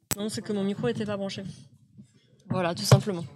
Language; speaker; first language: French; native; French